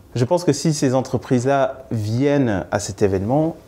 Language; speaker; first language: French; non-native, local second language; Wolof